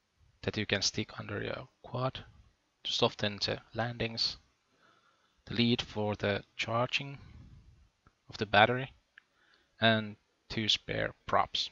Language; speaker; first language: English; non-native, fluent; Finnish